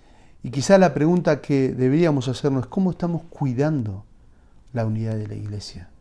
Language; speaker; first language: Spanish; native; Spanish